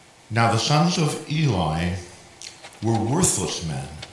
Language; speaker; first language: English; native; English